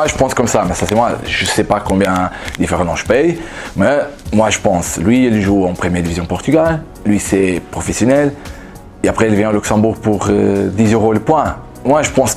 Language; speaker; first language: French; non-native, fluent; Portuguese